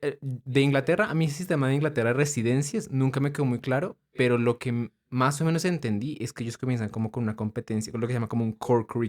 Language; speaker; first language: Spanish; native; Spanish